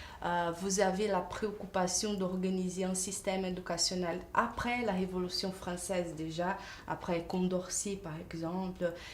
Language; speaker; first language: French; non-native, fluent; Portuguese